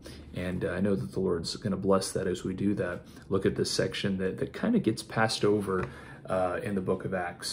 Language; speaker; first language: English; native; English